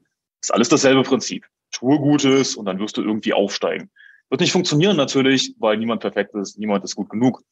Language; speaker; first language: German; native; German